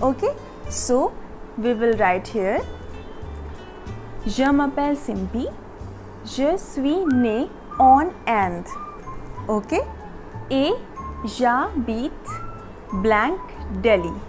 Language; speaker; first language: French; non-native, fluent; Hindi